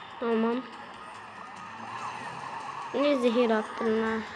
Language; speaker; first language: Turkish; native; Turkish